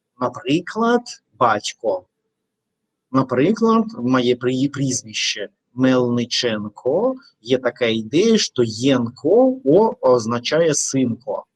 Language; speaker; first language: Ukrainian; non-native, fluent; Russian